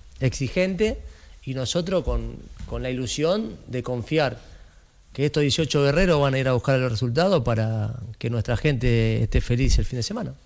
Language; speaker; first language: Spanish; native; Spanish